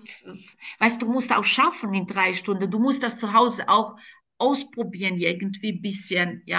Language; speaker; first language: German; non-native, fluent; Croatian